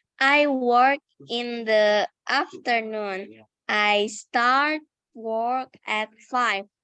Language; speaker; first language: English; non-native, learner; Indonesian